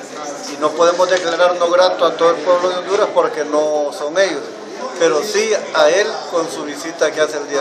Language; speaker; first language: Spanish; native; Spanish